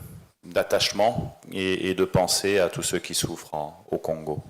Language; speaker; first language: French; native; French